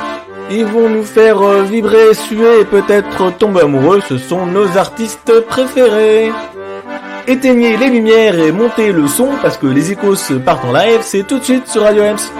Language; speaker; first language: French; native; French